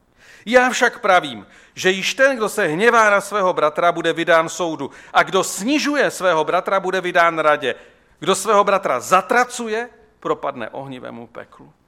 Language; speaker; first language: Czech; native; Czech